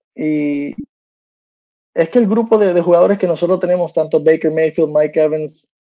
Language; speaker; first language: Spanish; early bilingual, heritage; Spanish